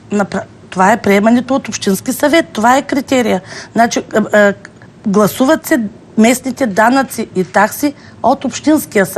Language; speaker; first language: Bulgarian; native; Bulgarian